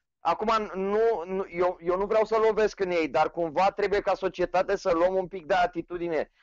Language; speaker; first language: Romanian; native; Romanian